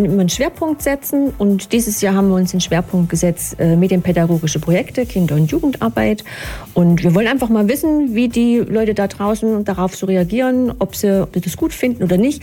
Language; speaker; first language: German; native; German